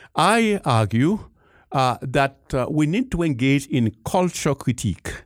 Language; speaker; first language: English; non-native, fluent; Haitian Creole